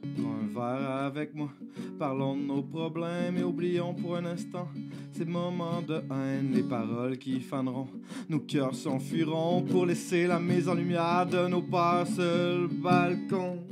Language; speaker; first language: French; native; French